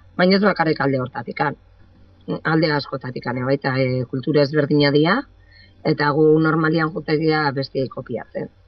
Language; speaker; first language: Basque; non-native, local second language; Spanish